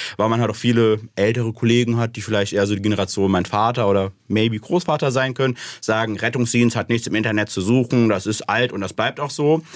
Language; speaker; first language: German; native; German